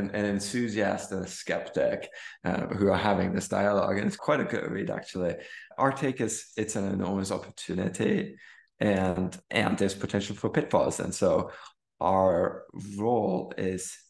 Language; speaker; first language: English; non-native, fluent; German